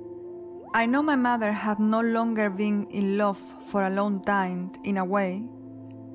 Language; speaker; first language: English; non-native, fluent; Spanish